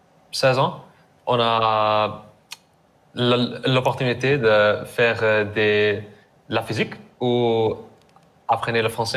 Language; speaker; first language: French; non-native, learner; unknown